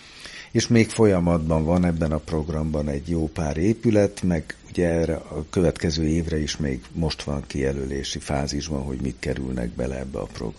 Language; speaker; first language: Hungarian; native; Hungarian